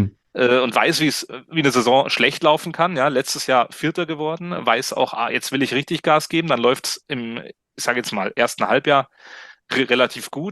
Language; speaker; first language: German; native; German